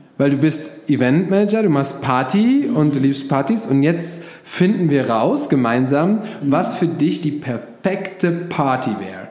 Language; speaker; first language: German; native; German